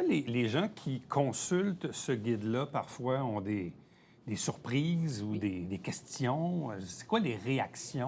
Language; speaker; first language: French; native; French